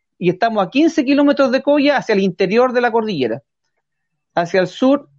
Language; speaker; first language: Spanish; native; Spanish